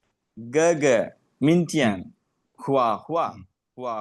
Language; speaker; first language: Chinese; non-native, learner; Tamil